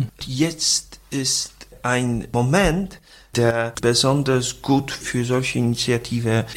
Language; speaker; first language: German; non-native, fluent; Polish